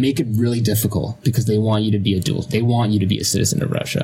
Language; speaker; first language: English; non-native, fluent; Russian